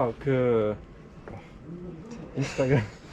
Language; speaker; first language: Korean; non-native, learner; French